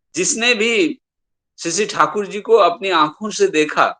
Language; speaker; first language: Hindi; non-native, local second language; Bangla